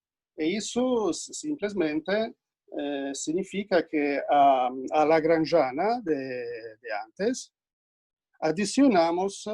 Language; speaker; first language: Portuguese; non-native, fluent; Italian